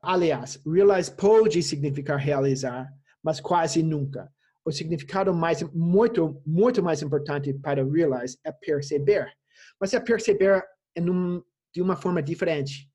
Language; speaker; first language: Portuguese; non-native, fluent; English